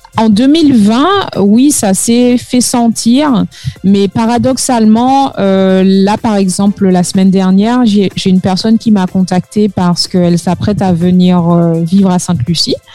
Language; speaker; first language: French; native; French